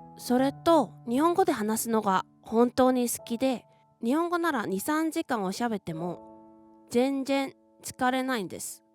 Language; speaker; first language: Japanese; non-native, fluent; Korean